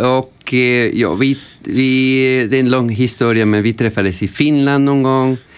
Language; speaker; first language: Swedish; non-native, fluent; Spanish